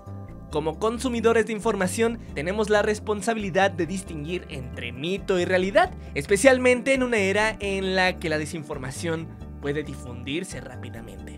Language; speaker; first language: Spanish; native; Spanish